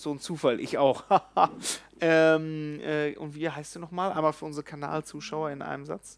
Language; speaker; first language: German; native; German